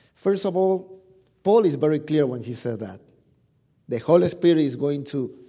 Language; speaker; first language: English; non-native, fluent; Spanish